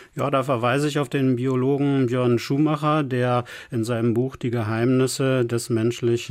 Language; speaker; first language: German; native; German